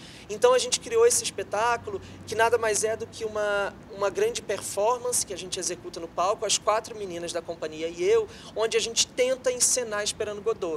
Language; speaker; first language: Portuguese; native; Portuguese